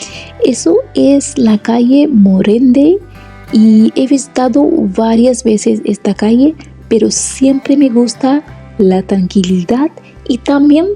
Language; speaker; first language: Spanish; non-native, fluent; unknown